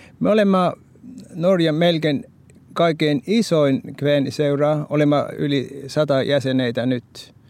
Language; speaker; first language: Finnish; early bilingual, heritage; Norwegian